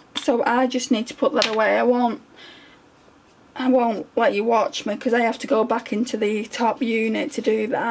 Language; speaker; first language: English; native; English